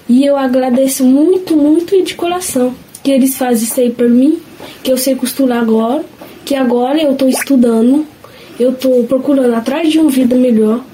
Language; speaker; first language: Portuguese; non-native, learner; Haitian Creole